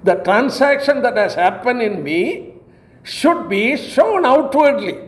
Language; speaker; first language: English; non-native, local second language; Malayalam